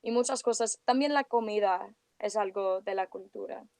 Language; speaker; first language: Spanish; early bilingual, heritage; Spanish